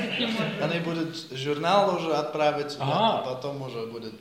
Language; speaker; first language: Russian; non-native, learner; Dutch